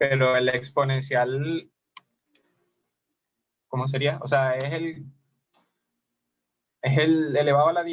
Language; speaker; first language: Spanish; native; Spanish